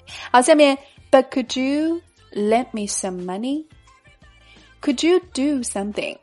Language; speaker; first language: English; non-native, fluent; Chinese